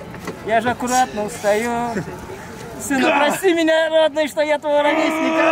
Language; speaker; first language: Russian; native; Russian